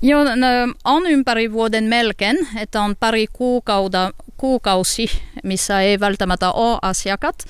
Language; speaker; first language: Finnish; non-native, learner; French